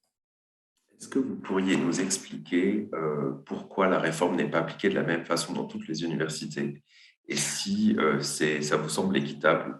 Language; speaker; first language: French; native; French